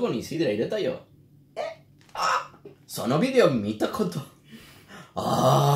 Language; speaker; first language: Japanese; non-native, learner; Spanish